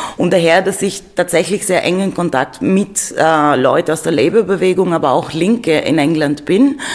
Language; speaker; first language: German; non-native, fluent; Greek